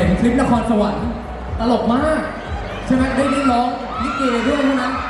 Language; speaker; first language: Thai; native; Thai